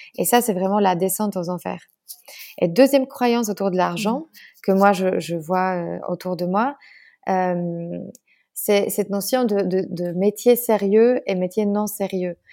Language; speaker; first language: French; non-native, fluent; Polish